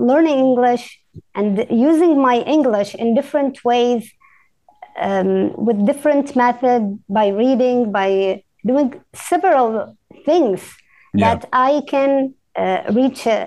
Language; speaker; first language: English; non-native, fluent; Arabic